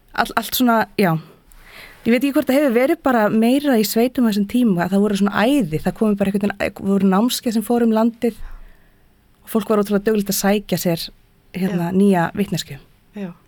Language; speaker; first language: Icelandic; native; Icelandic